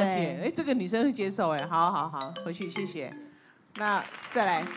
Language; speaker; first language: Chinese; native; Chinese